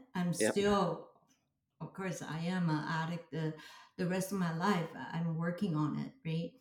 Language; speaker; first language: English; non-native, fluent; Chinese